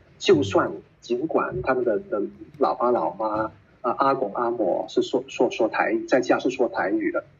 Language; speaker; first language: Chinese; non-native, local second language; Cantonese